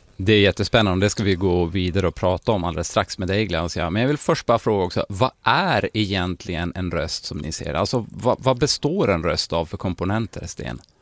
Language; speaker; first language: Swedish; native; Swedish